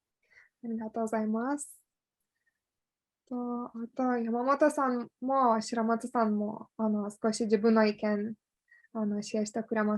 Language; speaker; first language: Japanese; non-native, fluent; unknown